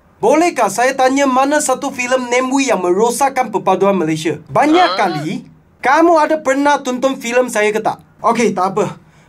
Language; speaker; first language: Malay; non-native, local second language; Chinese